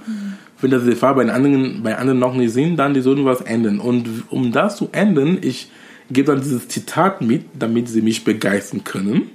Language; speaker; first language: German; non-native, fluent; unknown